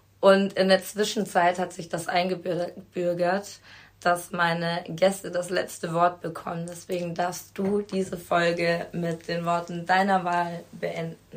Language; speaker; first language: German; native; German